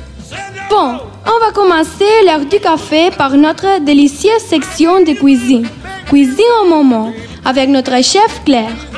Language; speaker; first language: French; non-native, learner; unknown